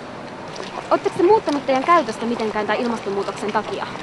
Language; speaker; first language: Finnish; native; Finnish